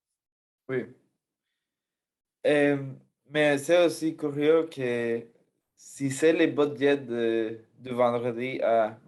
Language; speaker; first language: French; non-native, fluent; Spanish